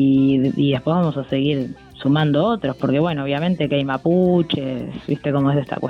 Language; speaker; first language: Spanish; native; Spanish